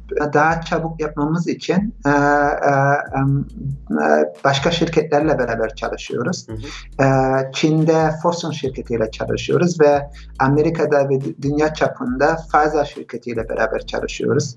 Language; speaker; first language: Turkish; early bilingual, heritage; Turkish